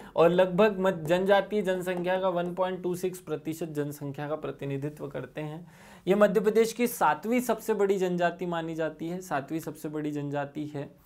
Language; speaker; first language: Hindi; native; Hindi